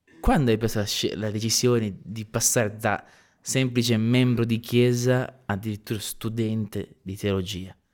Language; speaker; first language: Italian; native; Italian